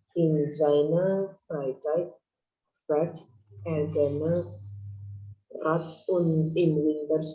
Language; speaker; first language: German; non-native, learner; Indonesian